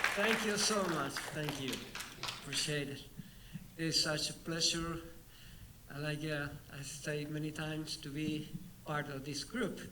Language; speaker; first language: English; non-native, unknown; Spanish